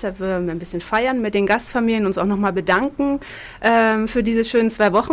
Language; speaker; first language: German; native; German